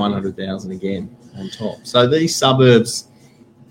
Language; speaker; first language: English; native; English